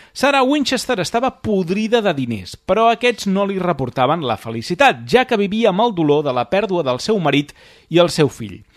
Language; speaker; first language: Catalan; native; Catalan